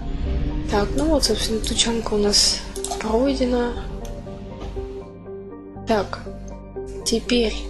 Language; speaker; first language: Russian; native; Russian